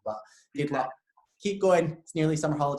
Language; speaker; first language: English; native; English